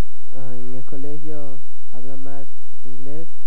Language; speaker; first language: Spanish; early bilingual, heritage; French